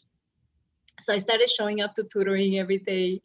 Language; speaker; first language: English; non-native, fluent; Spanish